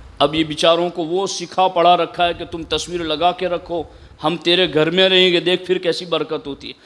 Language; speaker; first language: Urdu; non-native, local second language; Gujarati